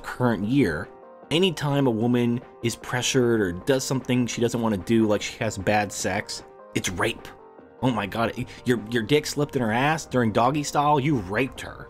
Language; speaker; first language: English; native; English